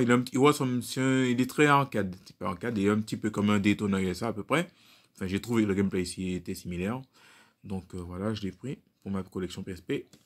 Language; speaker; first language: French; native; French